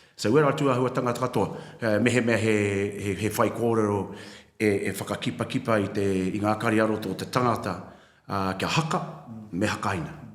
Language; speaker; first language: Māori; native; Māori